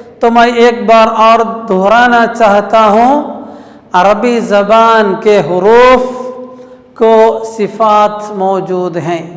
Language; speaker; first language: Urdu; non-native, local second language; Malayalam